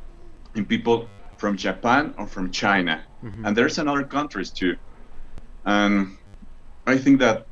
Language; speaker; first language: English; non-native, learner; Spanish